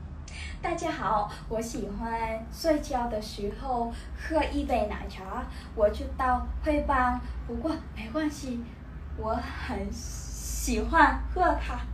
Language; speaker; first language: Chinese; non-native, learner; Vietnamese